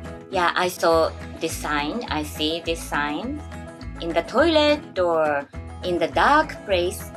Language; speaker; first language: English; non-native, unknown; Japanese